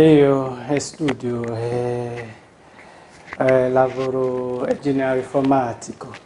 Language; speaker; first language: Italian; non-native, learner; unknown